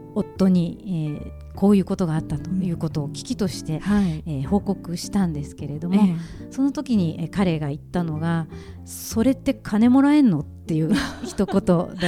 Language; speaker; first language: Japanese; native; Japanese